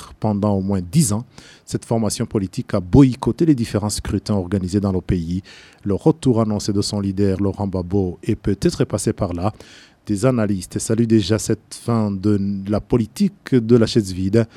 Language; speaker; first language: French; non-native, local second language; Rundi